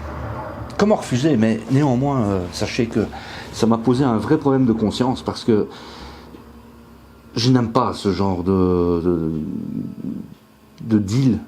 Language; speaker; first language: French; native; French